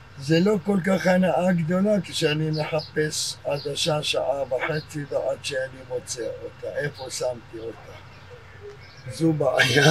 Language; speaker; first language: Hebrew; early bilingual, other home language; Arabic